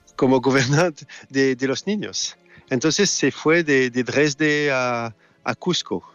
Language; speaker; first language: Spanish; non-native, fluent; French